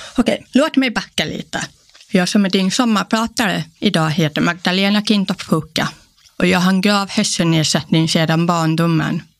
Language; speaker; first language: Swedish; early bilingual, other home language; Polish